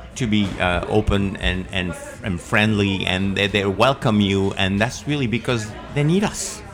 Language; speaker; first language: English; non-native, fluent; Spanish